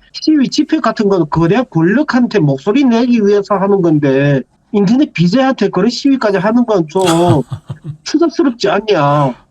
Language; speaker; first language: Korean; native; Korean